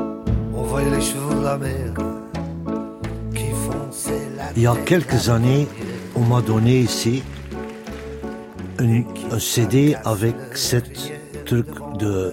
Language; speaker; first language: French; non-native, local second language; Dutch